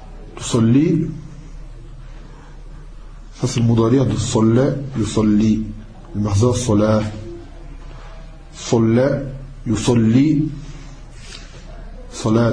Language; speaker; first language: Arabic; non-native, fluent; French